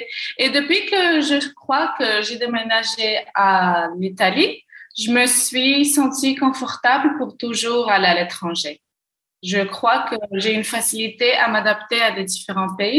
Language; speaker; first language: French; non-native, local second language; Arabic